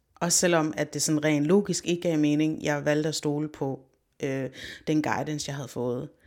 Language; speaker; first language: Danish; early bilingual, other home language; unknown